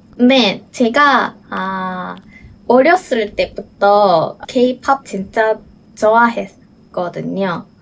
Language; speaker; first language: Korean; non-native, learner; Japanese